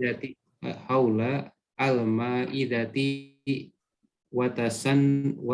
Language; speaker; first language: Arabic; non-native, learner; Indonesian